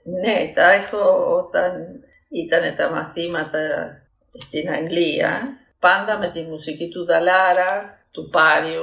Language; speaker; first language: Greek; early bilingual, heritage; Greek